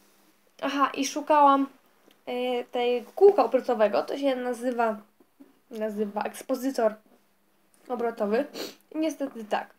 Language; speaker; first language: Polish; native; Polish